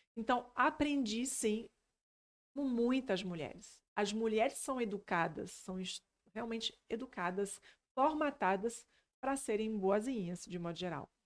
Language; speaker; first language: Portuguese; non-native, fluent; French